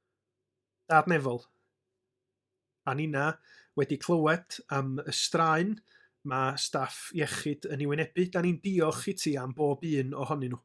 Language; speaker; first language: Welsh; native; Welsh